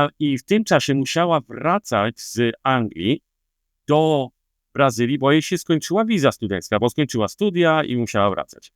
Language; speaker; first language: Polish; native; Polish